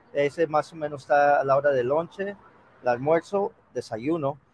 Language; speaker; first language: Spanish; early bilingual, heritage; Spanish